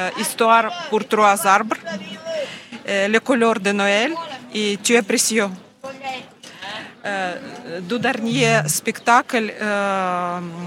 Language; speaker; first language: French; non-native, fluent; Ukrainian